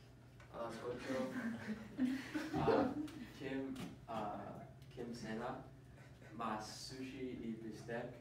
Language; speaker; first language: Spanish; non-native, learner; English